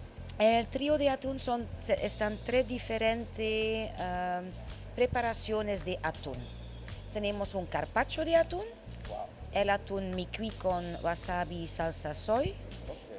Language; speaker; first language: Spanish; non-native, learner; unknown